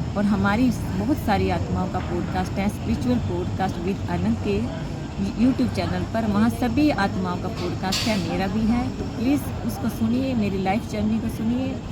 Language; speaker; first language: Hindi; native; Hindi